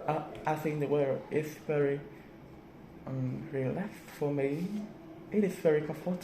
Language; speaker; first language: English; non-native, learner; Vietnamese